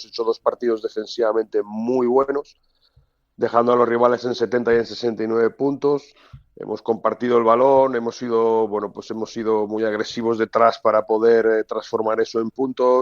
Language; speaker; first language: Spanish; native; Spanish